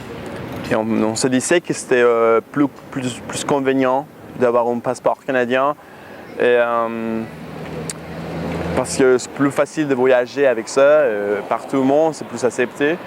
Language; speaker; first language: French; non-native, fluent; Spanish